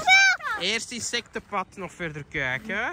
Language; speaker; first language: Dutch; native; Dutch